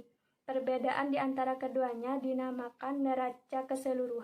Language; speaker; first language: Indonesian; native; Indonesian